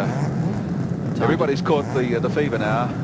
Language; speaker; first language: English; native; English